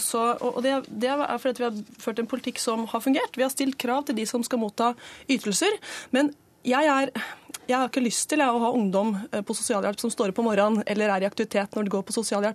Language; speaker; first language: Norwegian; native; Norwegian